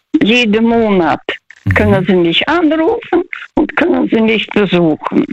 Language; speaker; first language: German; early bilingual, heritage; German